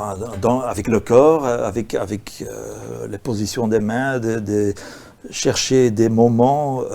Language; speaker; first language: French; non-native, local second language; Dutch